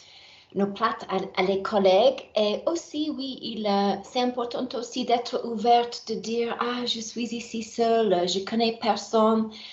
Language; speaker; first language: French; non-native, learner; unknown